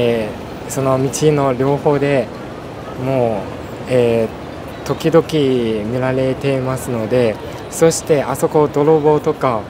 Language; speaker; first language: Japanese; non-native, fluent; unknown